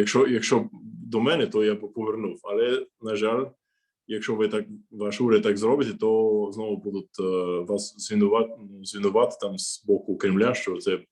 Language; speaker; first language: Ukrainian; non-native, fluent; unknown